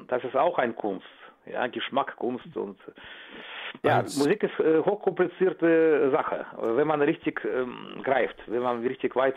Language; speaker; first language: German; non-native, fluent; Russian